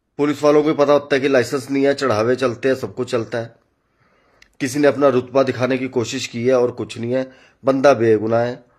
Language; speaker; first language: Hindi; non-native, local second language; Punjabi